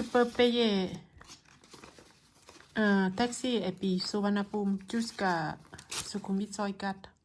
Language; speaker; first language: French; non-native, learner; Thai